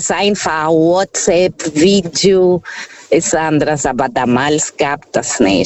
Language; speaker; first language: German; non-native, fluent; Portuguese